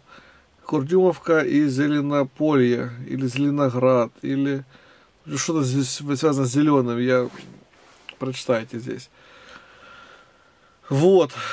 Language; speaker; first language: Russian; native; Russian